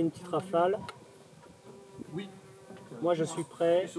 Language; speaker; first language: French; native; French